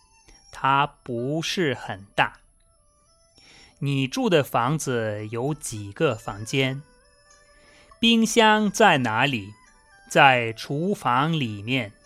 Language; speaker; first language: Chinese; non-native, fluent; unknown